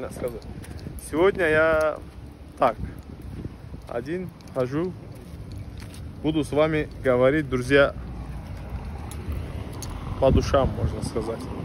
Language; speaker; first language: Russian; non-native, local second language; Turkish